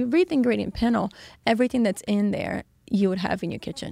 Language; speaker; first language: English; non-native, fluent; Portuguese